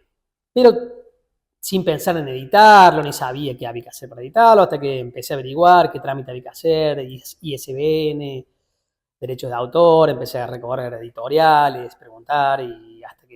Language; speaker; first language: Spanish; native; Spanish